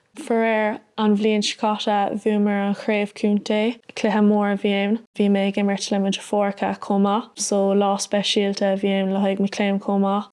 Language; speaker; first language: Irish; non-native, local second language; English